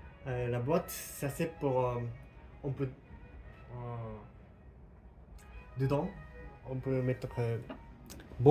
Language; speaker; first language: French; non-native, learner; Japanese